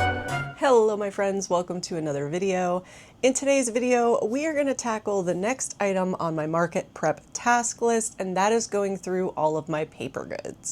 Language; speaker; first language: English; native; English